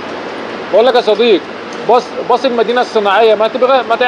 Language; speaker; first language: Arabic; native; Arabic